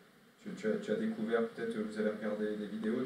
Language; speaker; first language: French; native; French